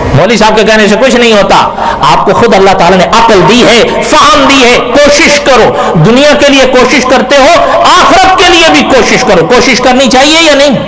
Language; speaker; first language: Urdu; non-native, local second language; Pashto